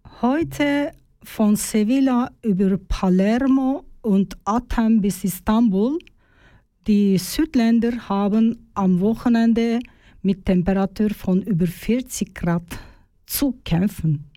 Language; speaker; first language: German; non-native, learner; Turkish